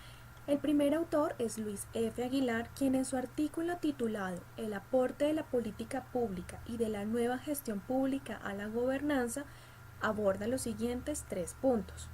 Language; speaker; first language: Spanish; native; Spanish